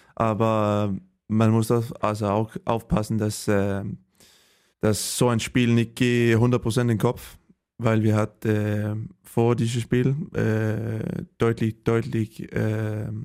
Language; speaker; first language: German; non-native, fluent; Danish